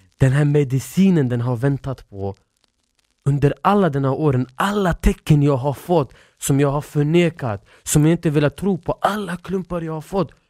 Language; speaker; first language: Swedish; early bilingual, other home language; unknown